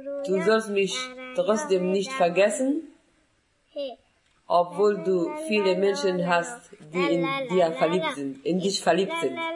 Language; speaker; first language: German; non-native, fluent; Persian